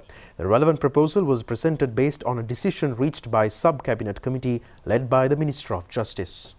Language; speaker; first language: English; non-native, local second language; Sinhala